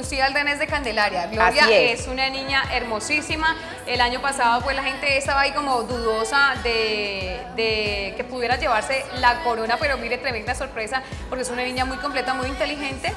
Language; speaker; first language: Spanish; native; Spanish